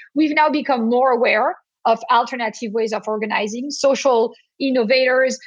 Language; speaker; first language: English; non-native, fluent; French